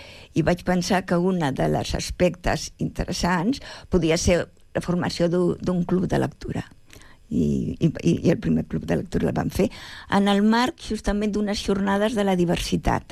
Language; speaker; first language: Catalan; native; Catalan